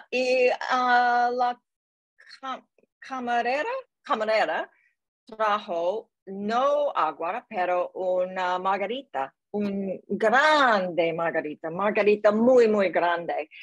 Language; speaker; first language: Spanish; non-native, learner; English